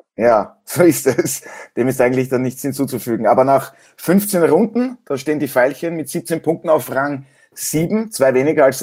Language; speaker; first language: German; native; German